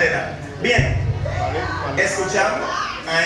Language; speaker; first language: Spanish; non-native, learner; Haitian Creole